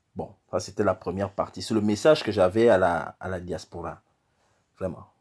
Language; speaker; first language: French; non-native, local second language; Fang